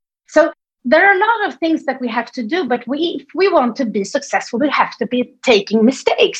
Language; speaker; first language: English; non-native, fluent; Swedish